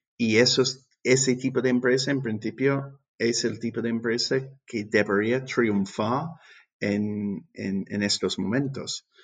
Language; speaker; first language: Spanish; non-native, fluent; English